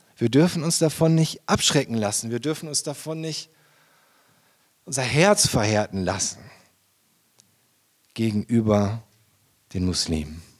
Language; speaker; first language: German; native; German